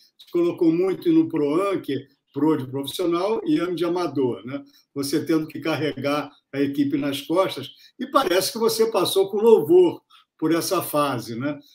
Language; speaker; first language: Portuguese; native; Portuguese